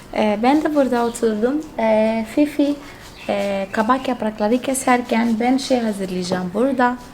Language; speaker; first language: Turkish; non-native, fluent; Portuguese